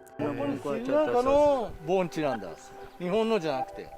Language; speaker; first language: Japanese; native; Japanese